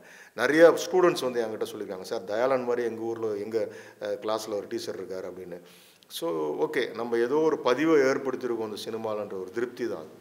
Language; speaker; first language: Tamil; native; Tamil